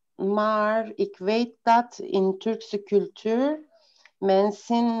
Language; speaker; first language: Dutch; non-native, learner; Turkish